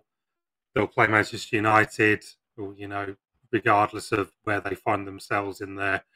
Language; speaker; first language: English; native; English